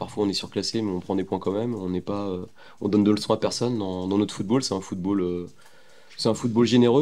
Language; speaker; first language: French; native; French